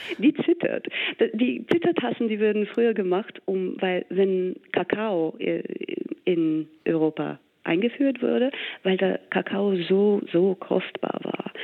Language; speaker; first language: German; non-native, fluent; English